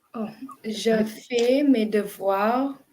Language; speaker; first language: French; non-native, learner; English